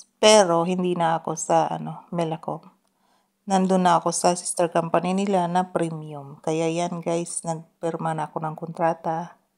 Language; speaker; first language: Filipino; non-native, local second language; Cebuano